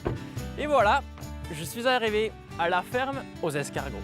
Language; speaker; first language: French; non-native, local second language; German